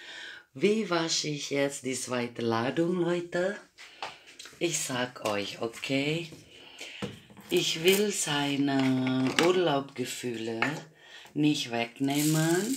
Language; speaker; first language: German; non-native, fluent; Croatian